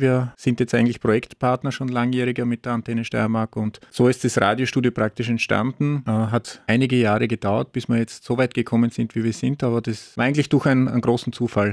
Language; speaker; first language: German; native; German